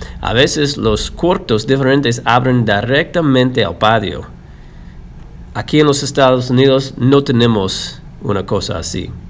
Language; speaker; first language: Spanish; non-native, fluent; English